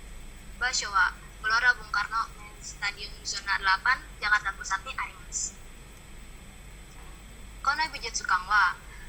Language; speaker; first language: Japanese; non-native, learner; Indonesian